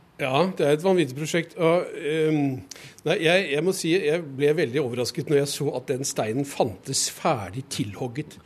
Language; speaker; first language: Norwegian; native; Norwegian